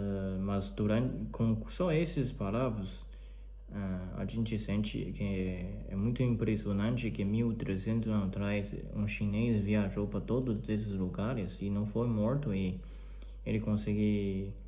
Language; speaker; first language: Portuguese; non-native, learner; Chinese